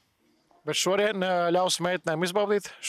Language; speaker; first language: Latvian; native; Latvian